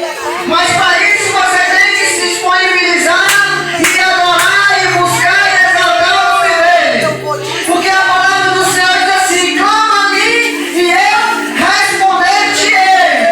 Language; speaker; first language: Portuguese; native; Portuguese